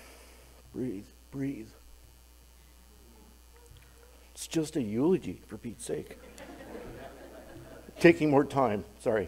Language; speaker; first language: English; native; English